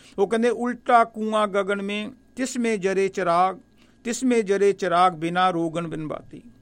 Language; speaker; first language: Punjabi; native; Punjabi